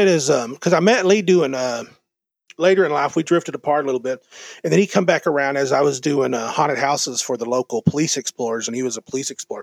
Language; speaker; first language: English; native; English